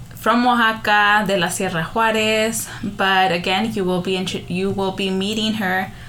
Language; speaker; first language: English; early bilingual, other home language; Spanish